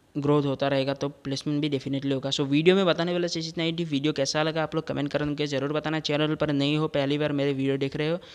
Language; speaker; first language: Hindi; non-native, local second language; Assamese